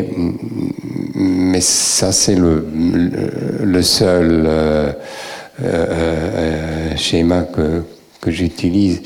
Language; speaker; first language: French; native; French